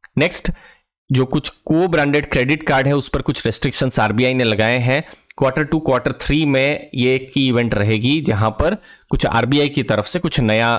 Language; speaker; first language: Hindi; native; Hindi